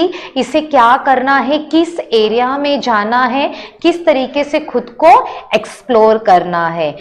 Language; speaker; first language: Hindi; native; Hindi